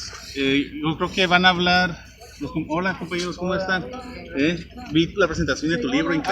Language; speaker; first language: Spanish; native; Spanish